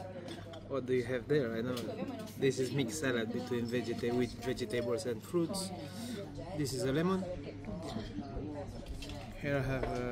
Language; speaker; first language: English; non-native, learner; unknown